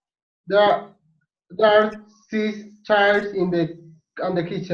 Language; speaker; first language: English; non-native, learner; Spanish